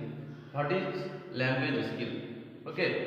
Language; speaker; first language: English; non-native, local second language; Bangla